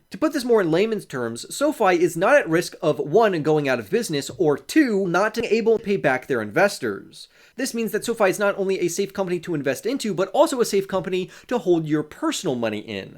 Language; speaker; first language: English; native; English